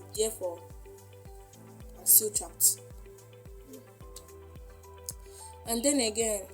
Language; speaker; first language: English; non-native, local second language; Igbo